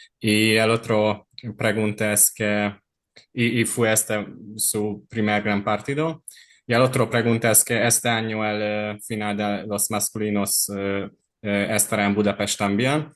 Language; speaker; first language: Spanish; non-native, learner; Hungarian